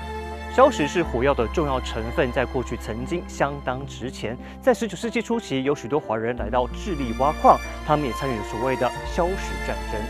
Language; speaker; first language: Chinese; native; Chinese